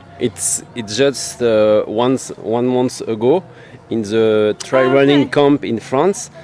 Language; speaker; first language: English; non-native, learner; French